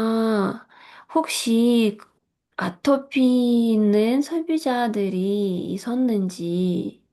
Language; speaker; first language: Korean; non-native, fluent; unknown